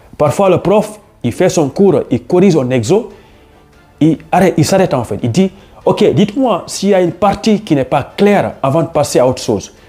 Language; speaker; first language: French; non-native, local second language; Wolof